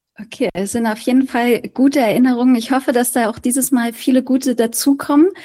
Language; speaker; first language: German; native; German